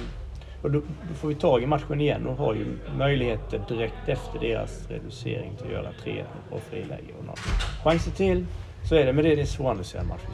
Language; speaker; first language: Swedish; native; Swedish